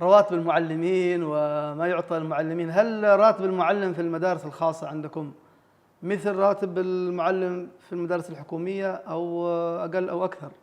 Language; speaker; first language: Arabic; native; Arabic